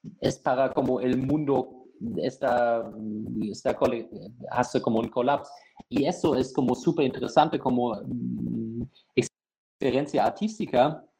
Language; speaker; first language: Spanish; non-native, fluent; German